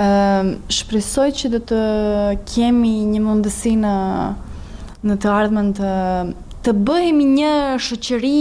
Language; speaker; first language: Albanian; non-native, learner; Serbian